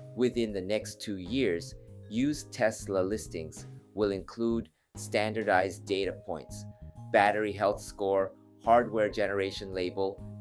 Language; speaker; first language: English; non-native, fluent; Japanese